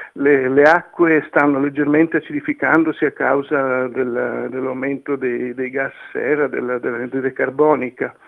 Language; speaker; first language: Italian; native; Italian